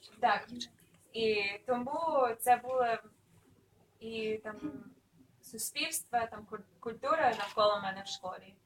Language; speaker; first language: Ukrainian; early bilingual, other home language; English